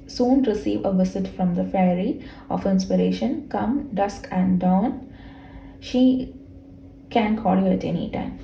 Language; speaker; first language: English; non-native, local second language; Malayalam